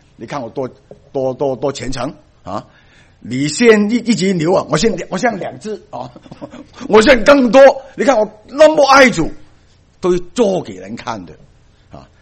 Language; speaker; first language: Chinese; non-native, local second language; Cantonese